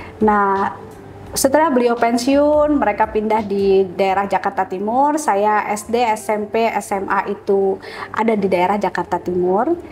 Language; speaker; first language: Indonesian; native; Indonesian